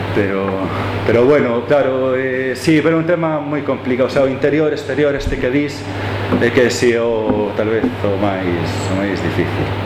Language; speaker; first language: Galician; non-native, local second language; Spanish